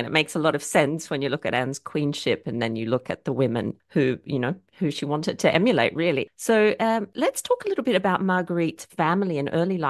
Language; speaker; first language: English; native; English